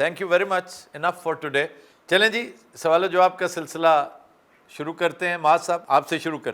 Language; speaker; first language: Urdu; native; Urdu